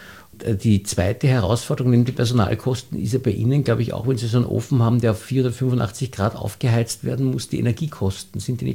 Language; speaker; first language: German; native; German